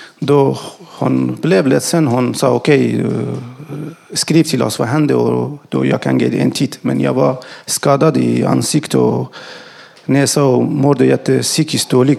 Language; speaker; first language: Swedish; non-native, learner; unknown